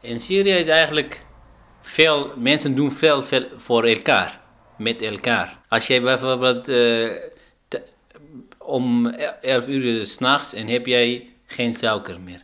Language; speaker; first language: Dutch; non-native, fluent; Arabic